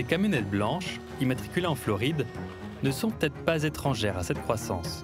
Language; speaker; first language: French; native; French